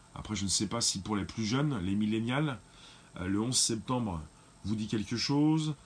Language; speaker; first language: French; native; French